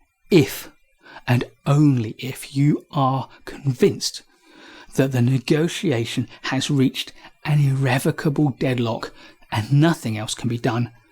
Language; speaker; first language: English; native; English